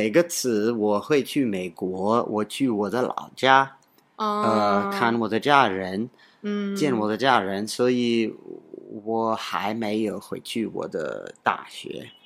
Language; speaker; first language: Chinese; non-native, learner; English